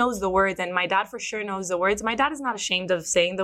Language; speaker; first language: English; early bilingual, other home language; Spanish